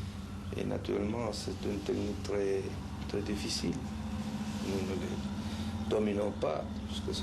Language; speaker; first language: French; non-native, fluent; Spanish